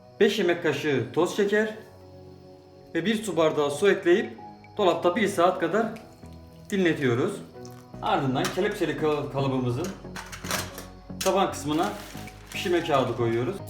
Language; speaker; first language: Turkish; native; Turkish